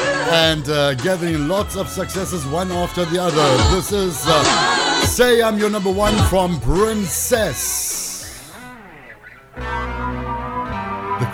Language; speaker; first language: English; non-native, fluent; Italian